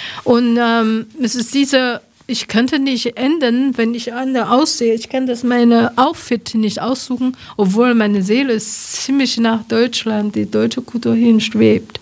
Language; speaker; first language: German; non-native, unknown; Chinese